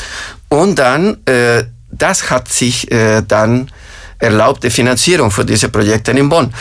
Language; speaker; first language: German; non-native, fluent; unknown